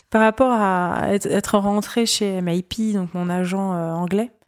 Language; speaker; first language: French; native; French